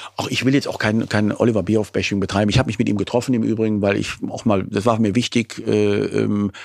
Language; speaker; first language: German; native; German